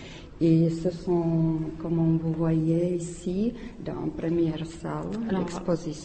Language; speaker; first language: French; non-native, learner; Czech